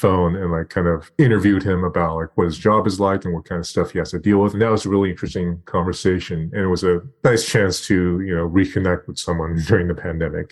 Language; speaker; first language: English; native; English